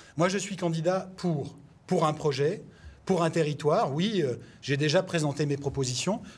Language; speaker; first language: French; native; French